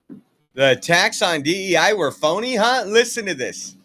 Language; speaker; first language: English; native; English